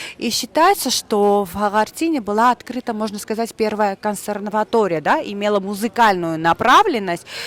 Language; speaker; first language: Russian; non-native, local second language; Armenian